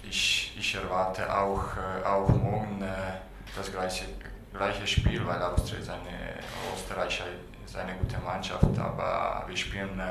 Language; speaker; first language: German; non-native, fluent; Bosnian